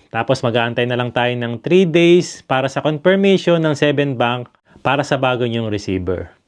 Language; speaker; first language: Filipino; native; Filipino